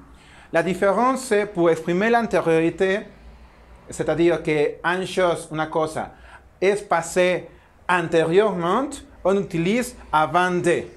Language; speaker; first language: French; non-native, learner; Spanish